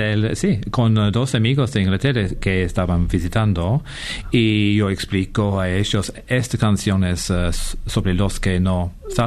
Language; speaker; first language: Spanish; non-native, fluent; English